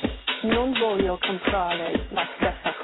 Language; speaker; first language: Italian; non-native, learner; English